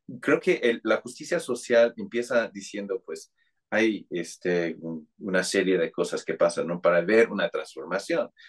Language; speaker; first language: Spanish; non-native, fluent; English